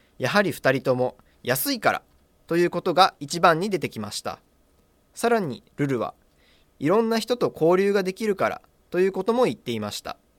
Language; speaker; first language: Japanese; native; Japanese